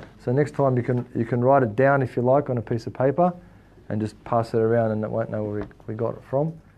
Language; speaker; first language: English; native; English